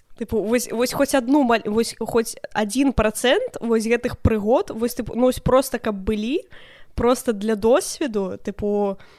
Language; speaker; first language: Belarusian; non-native, local second language; Russian